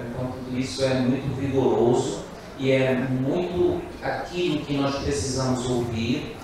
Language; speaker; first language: Portuguese; non-native, local second language; Kabuverdianu